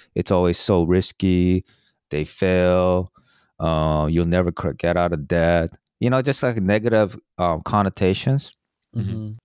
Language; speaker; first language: English; early bilingual, other home language; Korean